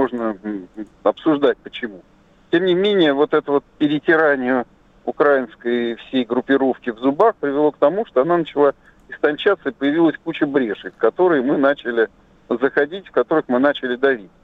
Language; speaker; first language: Russian; native; Russian